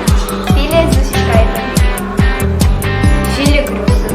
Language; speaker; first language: German; non-native, fluent; Russian